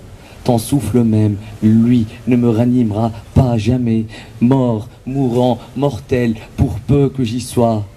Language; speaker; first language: French; non-native, local second language; Arabic